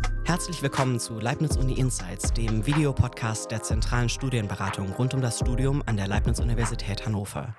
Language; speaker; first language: German; native; German